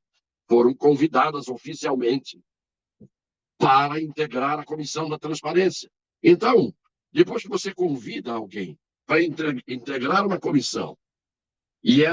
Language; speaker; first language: Portuguese; native; Portuguese